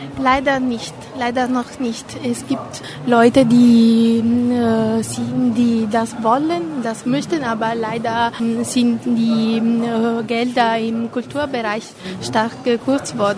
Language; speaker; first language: German; non-native, fluent; Italian